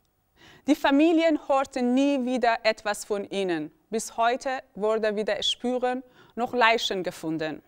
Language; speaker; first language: German; early bilingual, other home language; Persian